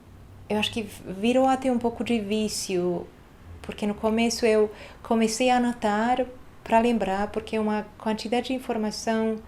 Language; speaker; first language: Portuguese; non-native, fluent; Hungarian